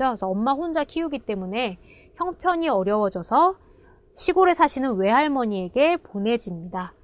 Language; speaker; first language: Korean; native; Korean